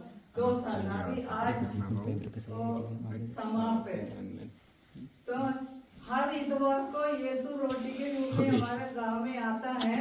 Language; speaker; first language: Hindi; non-native, local second language; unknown